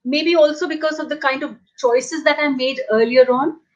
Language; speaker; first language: English; non-native, local second language; Hindi